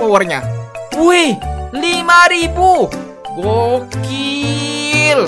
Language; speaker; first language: Indonesian; native; Indonesian